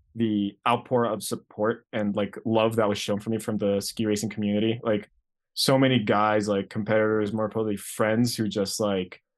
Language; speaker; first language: English; early bilingual, other home language; Greek